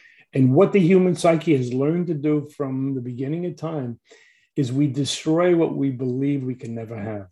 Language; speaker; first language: English; native; English